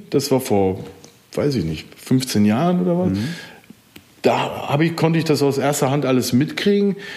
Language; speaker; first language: German; early bilingual, other home language; Turkish